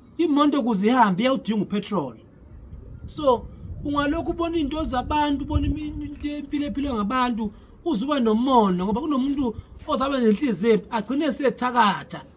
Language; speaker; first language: Zulu; native; Zulu